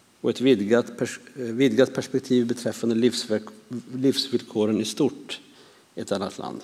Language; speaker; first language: Swedish; native; Swedish